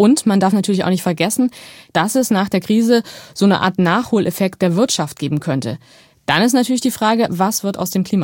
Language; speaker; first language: German; native; German